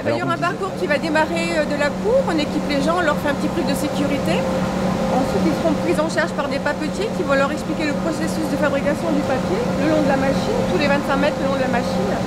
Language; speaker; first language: French; native; French